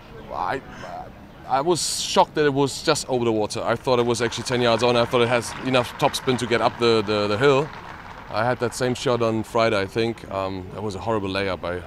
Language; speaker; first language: English; non-native, fluent; German